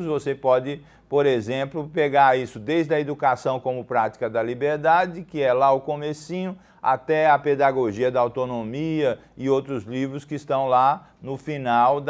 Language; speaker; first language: Portuguese; native; Portuguese